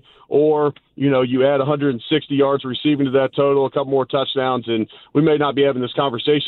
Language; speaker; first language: English; native; English